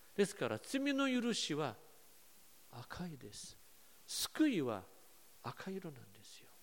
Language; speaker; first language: Japanese; non-native, fluent; Korean